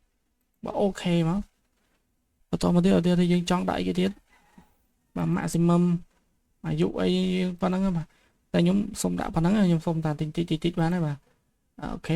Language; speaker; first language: Khmer; native; Khmer